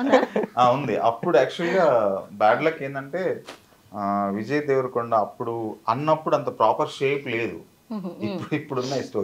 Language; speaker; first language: Telugu; native; Telugu